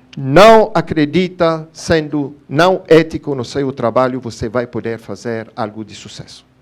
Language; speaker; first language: Portuguese; non-native, fluent; Arabic